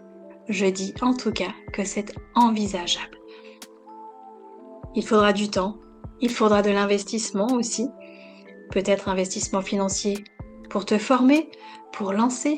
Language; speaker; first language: French; native; French